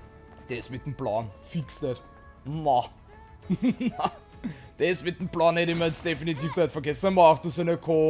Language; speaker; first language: German; native; German